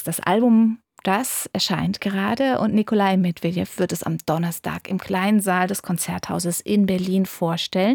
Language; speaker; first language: German; native; German